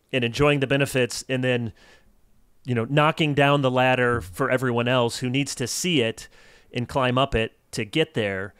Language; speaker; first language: English; native; English